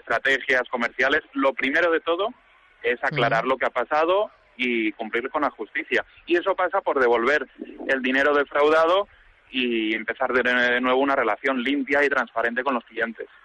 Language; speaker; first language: Spanish; native; Spanish